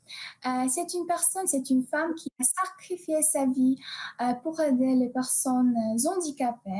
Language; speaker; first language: French; non-native, learner; Polish